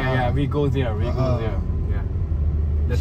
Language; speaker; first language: English; non-native, learner; Uyghur